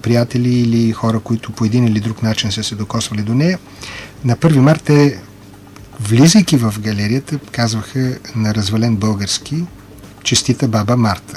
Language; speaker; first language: Bulgarian; native; Bulgarian